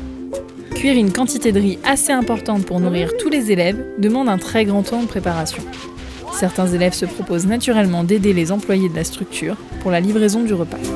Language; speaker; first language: French; native; French